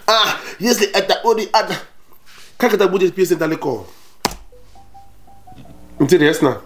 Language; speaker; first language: Russian; non-native, learner; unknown